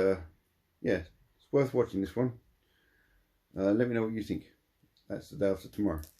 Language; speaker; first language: English; native; English